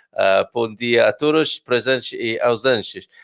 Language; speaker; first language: Portuguese; non-native, learner; English